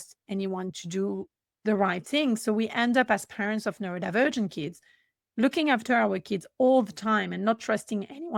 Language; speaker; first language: English; non-native, fluent; French